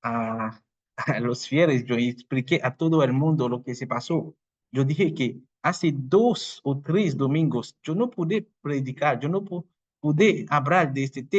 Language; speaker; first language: Spanish; non-native, fluent; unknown